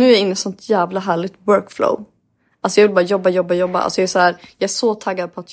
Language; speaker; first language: Swedish; native; Swedish